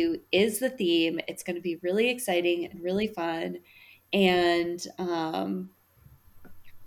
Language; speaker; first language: English; native; English